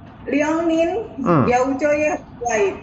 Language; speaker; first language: Cantonese; non-native, learner; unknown